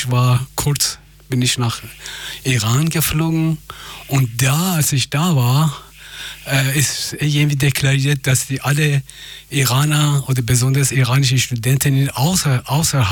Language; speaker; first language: German; non-native, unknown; Persian